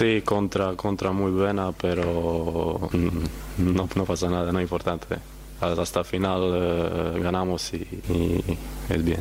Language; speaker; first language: Spanish; non-native, learner; Croatian